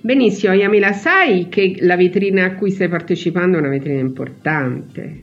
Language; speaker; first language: Italian; native; Italian